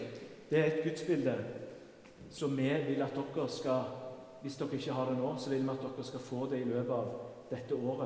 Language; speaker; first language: Norwegian; native; Norwegian